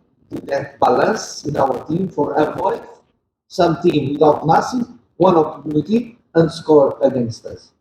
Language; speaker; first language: English; non-native, learner; Portuguese